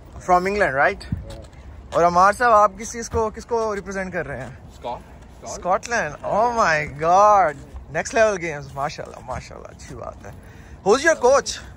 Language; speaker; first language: Urdu; native; Urdu